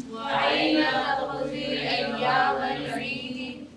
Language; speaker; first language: Arabic; non-native, learner; Urdu